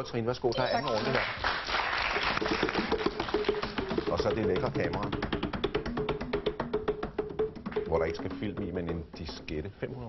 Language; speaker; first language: Danish; native; Danish